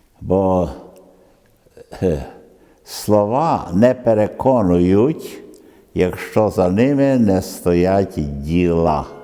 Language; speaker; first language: Ukrainian; early bilingual, other home language; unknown